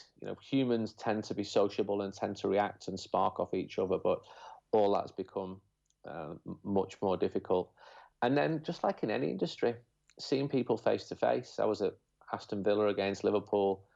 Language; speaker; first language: English; native; English